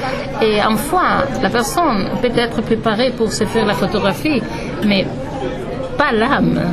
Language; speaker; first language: French; non-native, learner; Spanish